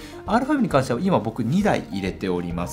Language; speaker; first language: Japanese; native; Japanese